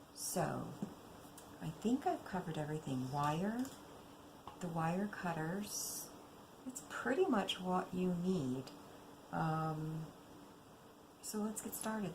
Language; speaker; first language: English; native; English